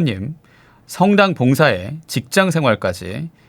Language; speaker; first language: Korean; native; Korean